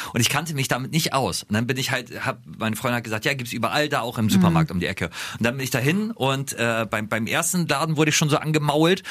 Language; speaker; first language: German; native; German